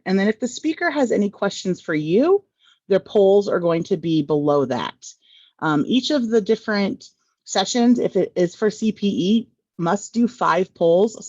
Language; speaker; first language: English; native; English